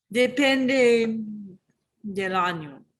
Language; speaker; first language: Spanish; non-native, learner; English